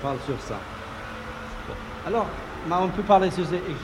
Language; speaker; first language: French; non-native, learner; German